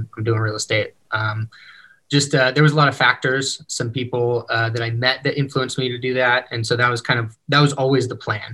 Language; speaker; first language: English; native; English